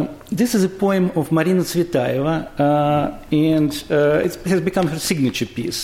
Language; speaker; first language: English; non-native, fluent; Russian